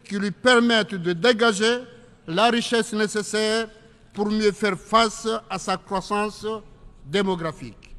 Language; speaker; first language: French; non-native, local second language; Ngazidja Comorian